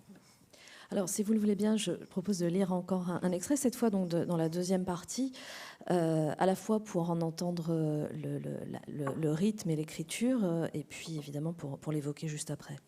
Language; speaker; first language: French; native; French